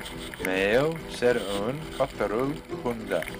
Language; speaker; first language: Korean; non-native, learner; English